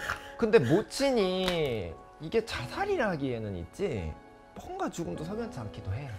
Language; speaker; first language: Korean; native; Korean